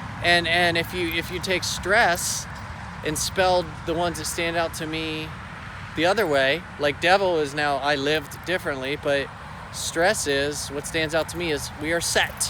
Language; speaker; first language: English; native; English